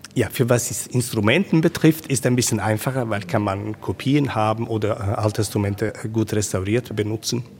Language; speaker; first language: German; non-native, fluent; Italian